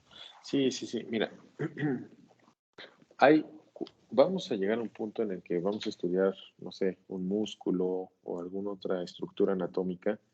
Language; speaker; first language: Spanish; native; Spanish